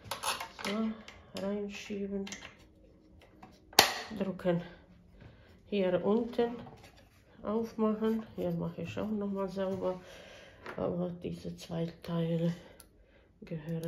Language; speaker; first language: German; non-native, fluent; Bosnian